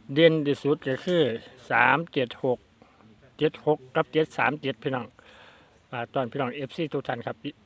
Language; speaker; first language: Thai; native; Thai